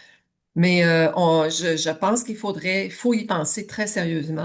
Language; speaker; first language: French; native; French